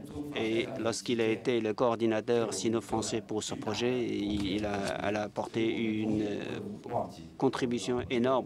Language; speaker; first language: French; non-native, fluent; Chinese